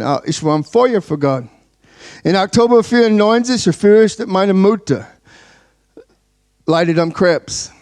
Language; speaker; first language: German; non-native, learner; English